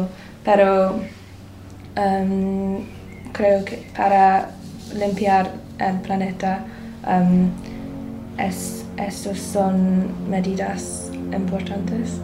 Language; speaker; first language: Spanish; non-native, learner; English